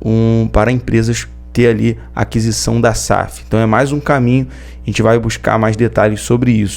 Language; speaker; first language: Portuguese; native; Portuguese